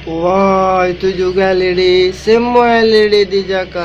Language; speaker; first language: Indonesian; non-native, learner; Bangla